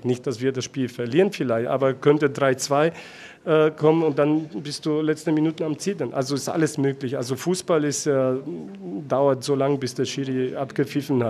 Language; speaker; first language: German; non-native, fluent; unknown